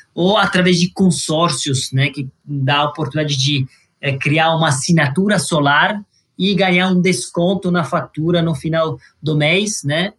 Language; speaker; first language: Portuguese; non-native, fluent; Italian